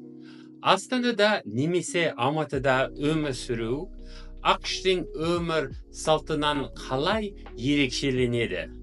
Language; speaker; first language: Kazakh; non-native, fluent; English